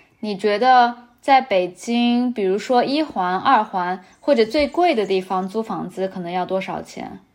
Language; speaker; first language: Chinese; native; Chinese